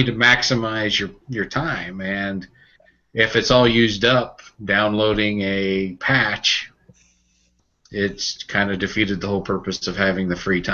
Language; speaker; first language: English; native; English